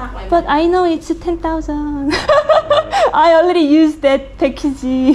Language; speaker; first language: English; non-native, learner; Korean